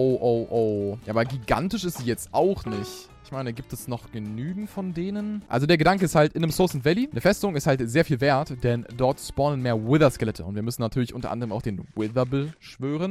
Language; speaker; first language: German; native; German